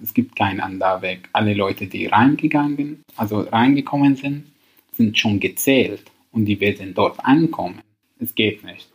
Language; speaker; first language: German; non-native, learner; Arabic